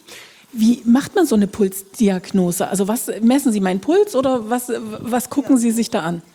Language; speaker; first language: German; native; German